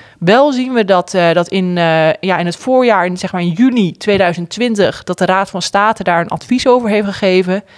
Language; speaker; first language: Dutch; native; Dutch